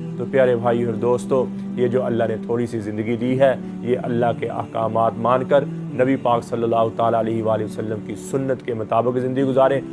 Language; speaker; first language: Urdu; non-native, local second language; Punjabi